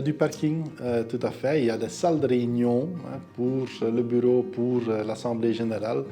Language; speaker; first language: French; non-native, local second language; Dutch